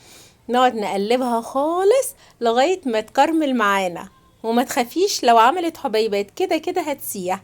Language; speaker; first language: Arabic; native; Arabic